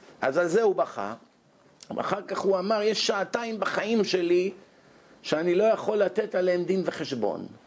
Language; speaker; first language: Hebrew; native; Hebrew